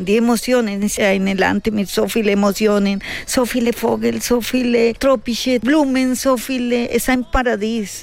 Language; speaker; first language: German; non-native, learner; Spanish